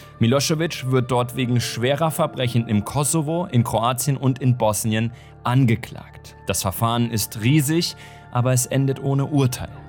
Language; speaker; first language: German; native; German